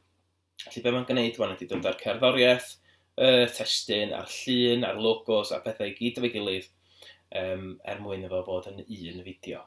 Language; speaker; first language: Welsh; native; Welsh